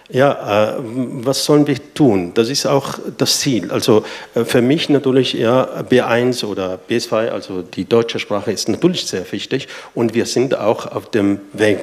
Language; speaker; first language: German; non-native, fluent; Arabic